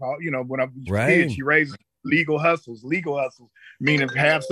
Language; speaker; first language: English; native; English